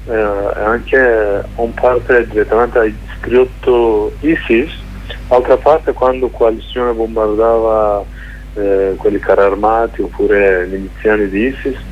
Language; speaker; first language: Italian; non-native, learner; Kurdish